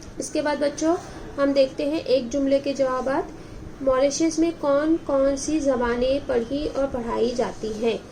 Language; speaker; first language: Urdu; native; Urdu